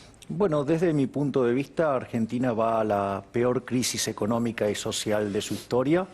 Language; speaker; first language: Spanish; native; Spanish